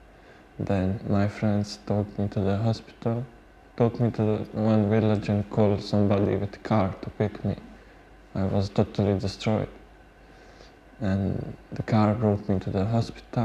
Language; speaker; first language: English; non-native, learner; Bosnian